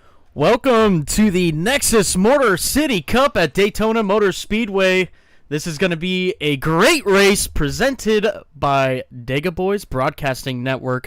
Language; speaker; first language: English; native; English